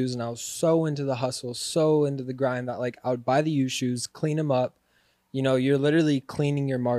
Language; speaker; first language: English; native; English